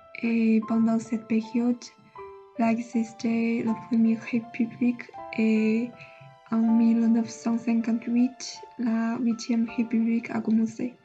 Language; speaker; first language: French; non-native, learner; Chinese